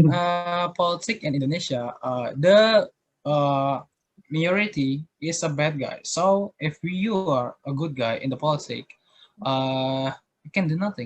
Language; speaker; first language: English; non-native, learner; Indonesian